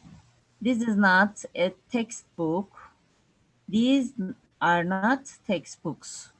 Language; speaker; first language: English; non-native, learner; Turkish